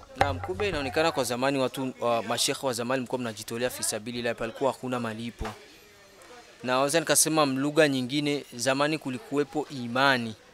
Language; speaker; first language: Swahili; native; Swahili